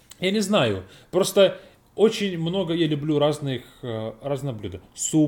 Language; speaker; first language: Russian; non-native, learner; English